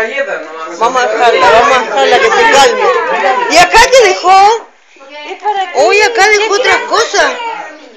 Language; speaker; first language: Spanish; native; Spanish